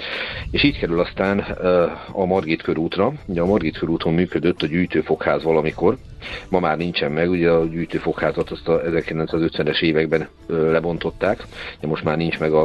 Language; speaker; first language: Hungarian; native; Hungarian